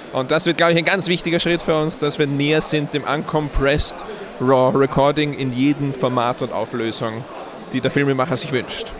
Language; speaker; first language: German; native; German